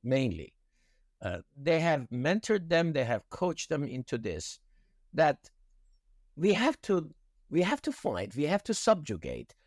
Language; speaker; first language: English; non-native, fluent; Persian